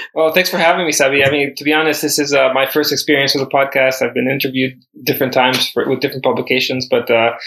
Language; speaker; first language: English; early bilingual, other home language; Spanish